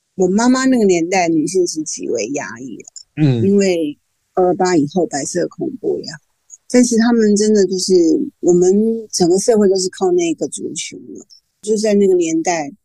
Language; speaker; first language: Chinese; non-native, local second language; Min Nan Chinese